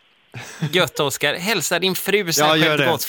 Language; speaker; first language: Swedish; native; Swedish